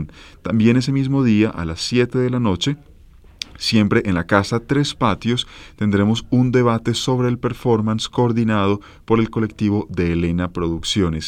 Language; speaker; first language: Spanish; native; Spanish